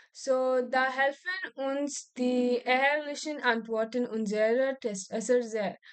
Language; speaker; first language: German; non-native, learner; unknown